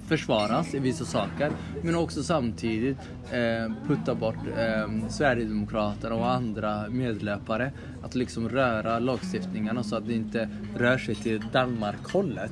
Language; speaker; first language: Swedish; early bilingual, other home language; Somali